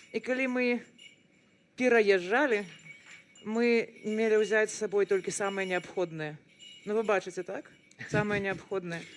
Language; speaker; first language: Belarusian; non-native, local second language; Russian